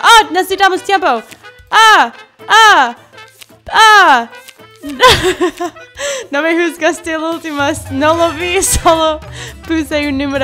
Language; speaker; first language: Spanish; non-native, learner; English